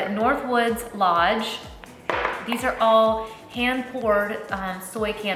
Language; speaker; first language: English; native; English